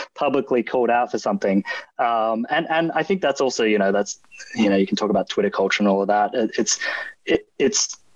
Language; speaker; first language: English; native; English